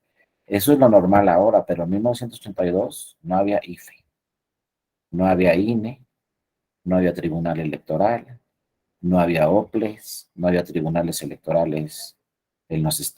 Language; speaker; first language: Spanish; native; Spanish